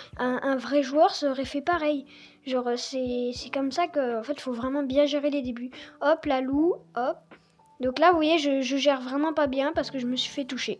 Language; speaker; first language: French; native; French